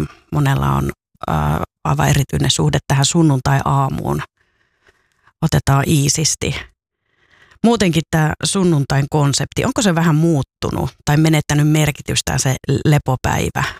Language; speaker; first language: Finnish; native; Finnish